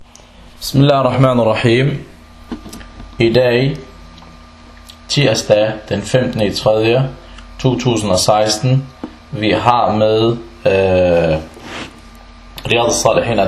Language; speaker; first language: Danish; non-native, local second language; Arabic